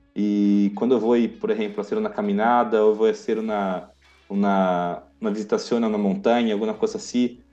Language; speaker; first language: Spanish; non-native, learner; Portuguese